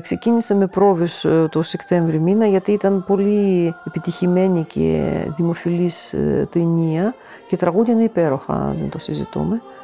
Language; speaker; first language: Greek; non-native, fluent; Russian